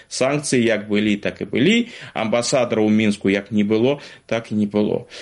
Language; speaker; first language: Belarusian; non-native, local second language; Russian